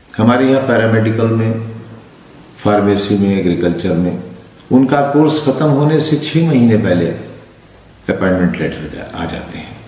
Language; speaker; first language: Urdu; native; Urdu